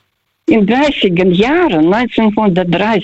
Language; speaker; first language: German; non-native, learner; Russian